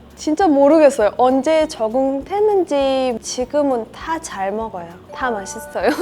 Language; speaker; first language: Korean; non-native, learner; Persian